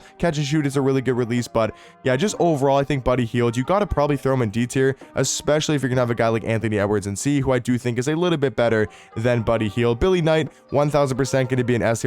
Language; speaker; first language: English; native; English